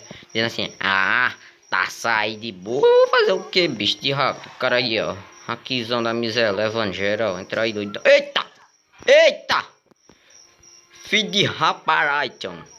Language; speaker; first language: Portuguese; native; Portuguese